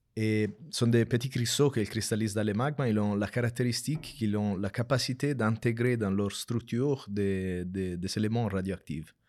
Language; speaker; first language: French; non-native, fluent; Italian